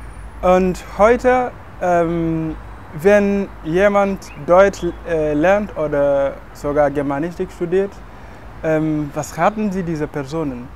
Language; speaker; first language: German; non-native, fluent; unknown